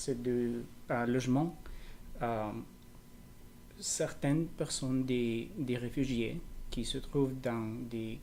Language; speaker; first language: French; non-native, learner; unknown